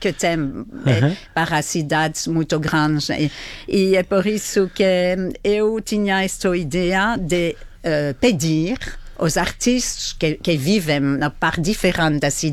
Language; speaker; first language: Portuguese; non-native, learner; French